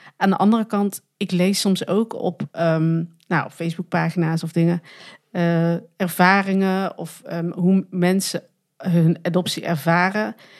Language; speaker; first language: Dutch; native; Dutch